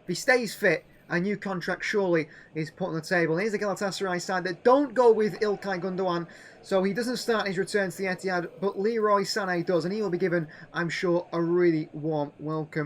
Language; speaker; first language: English; native; English